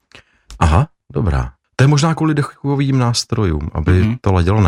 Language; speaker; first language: Czech; native; Czech